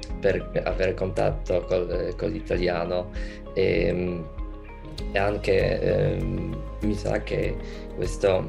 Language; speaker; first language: Italian; non-native, fluent; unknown